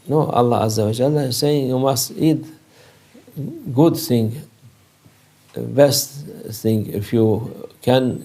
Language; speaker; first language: English; non-native, learner; Turkish